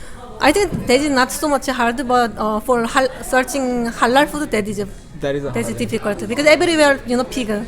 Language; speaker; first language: English; non-native, learner; Korean